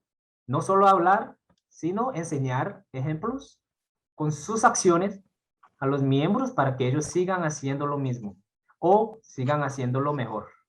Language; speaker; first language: Spanish; non-native, fluent; Korean